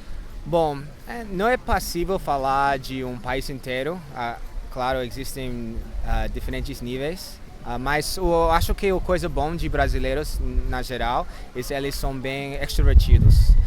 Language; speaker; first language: Portuguese; non-native, learner; English